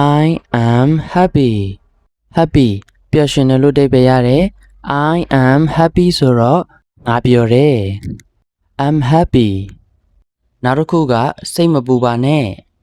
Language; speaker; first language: Burmese; native; Burmese